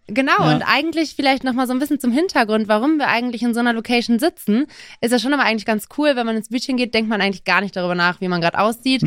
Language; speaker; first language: German; native; German